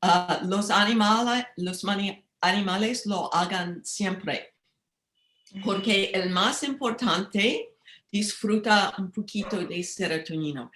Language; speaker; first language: Spanish; non-native, learner; English